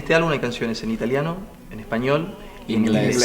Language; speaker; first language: Spanish; native; Spanish